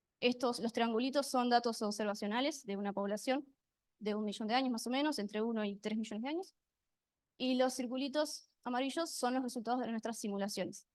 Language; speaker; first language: Spanish; native; Spanish